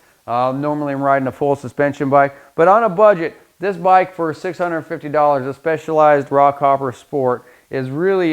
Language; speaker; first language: English; native; English